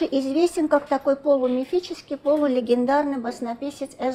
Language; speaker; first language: Russian; non-native, local second language; Armenian